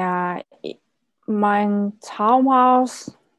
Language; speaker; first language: German; non-native, learner; Korean